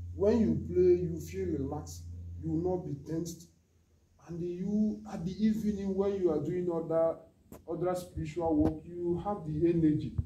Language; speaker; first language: English; non-native, local second language; Igbo